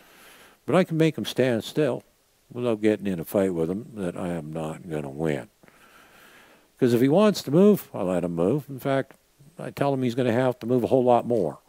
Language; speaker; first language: English; native; English